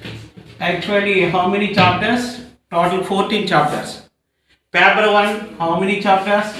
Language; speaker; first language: English; non-native, local second language; Telugu